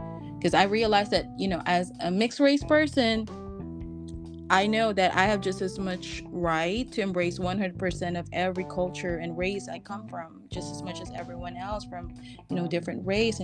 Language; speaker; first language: English; non-native, local second language; Filipino